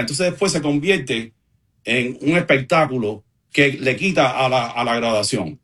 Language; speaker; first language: Spanish; early bilingual, heritage; Spanish